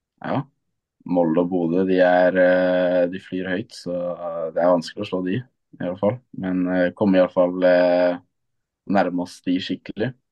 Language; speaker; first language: Norwegian; native; Norwegian